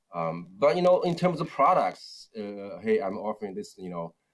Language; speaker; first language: English; non-native, fluent; Chinese